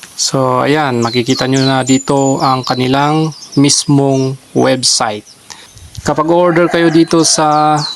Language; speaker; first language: Filipino; non-native, local second language; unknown